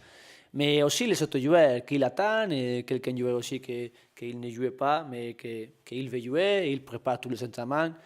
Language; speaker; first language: French; non-native, learner; Spanish